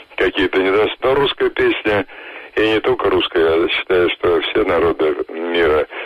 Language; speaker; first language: Russian; native; Russian